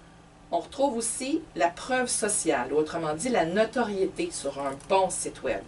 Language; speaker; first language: French; native; French